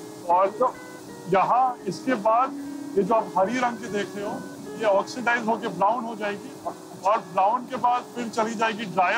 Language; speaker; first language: Hindi; native; Hindi